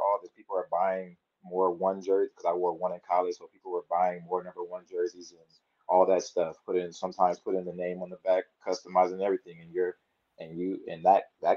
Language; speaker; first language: English; native; English